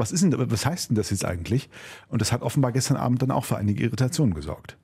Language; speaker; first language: German; native; German